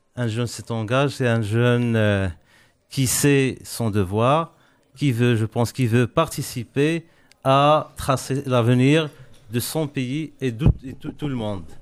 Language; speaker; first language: French; non-native, local second language; Arabic